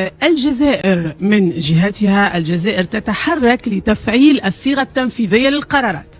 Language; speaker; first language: Arabic; native; Arabic